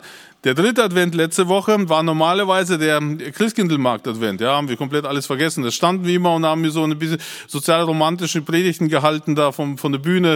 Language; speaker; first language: German; native; German